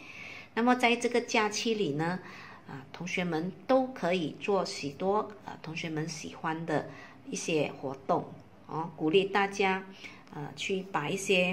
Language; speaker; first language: Chinese; native; Chinese